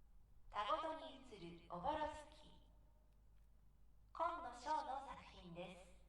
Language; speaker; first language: Japanese; native; Japanese